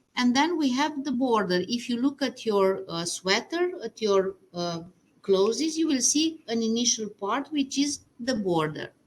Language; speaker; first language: English; non-native, fluent; Romanian